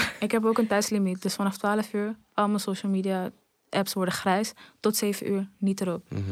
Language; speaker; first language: Dutch; native; Dutch